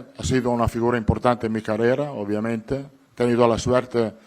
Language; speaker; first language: Spanish; non-native, fluent; Italian